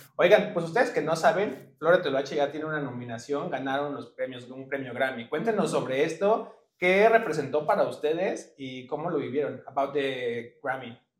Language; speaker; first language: Spanish; native; Spanish